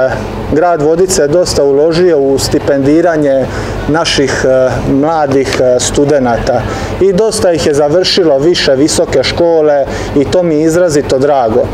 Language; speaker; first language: Serbian; native; Serbian